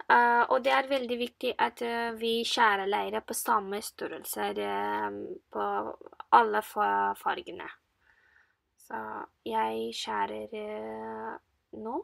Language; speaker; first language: Norwegian; non-native, fluent; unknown